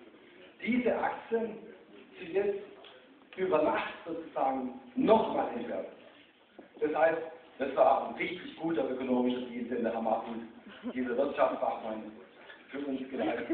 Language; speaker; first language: German; native; German